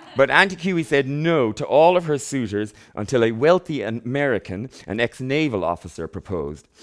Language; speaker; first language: English; native; English